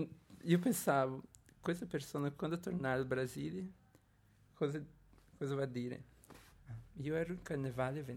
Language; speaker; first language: Italian; non-native, learner; Portuguese